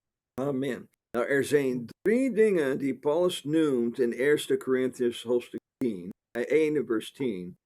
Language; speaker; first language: Dutch; non-native, fluent; English